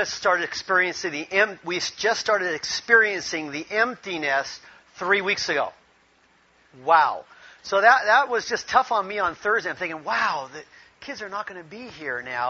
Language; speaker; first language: English; native; English